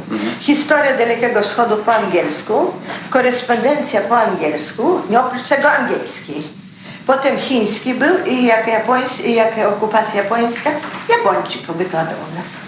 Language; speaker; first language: Polish; early bilingual, heritage; Polish